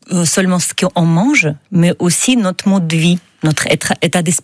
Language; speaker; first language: French; non-native, learner; Russian